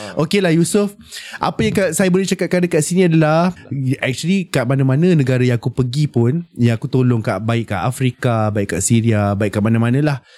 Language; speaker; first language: Malay; native; Malay